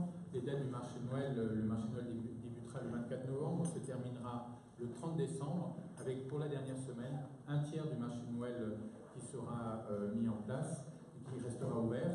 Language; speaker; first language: French; native; French